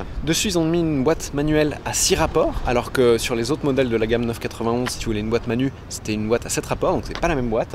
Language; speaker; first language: French; native; French